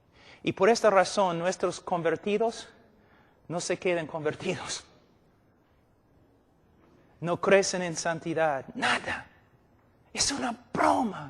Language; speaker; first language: Spanish; non-native, fluent; English